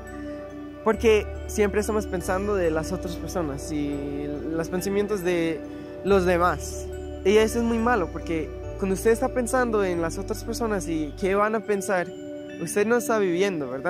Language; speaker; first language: Spanish; non-native, fluent; English